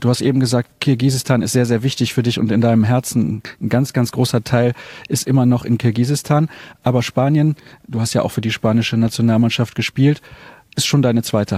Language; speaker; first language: German; native; German